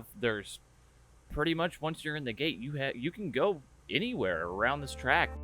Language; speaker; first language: English; native; English